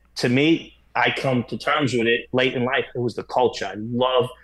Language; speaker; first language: English; native; English